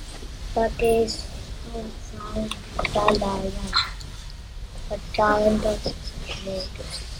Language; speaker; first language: English; non-native, learner; Hindi